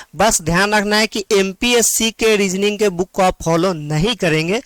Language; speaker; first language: Hindi; non-native, local second language; Marathi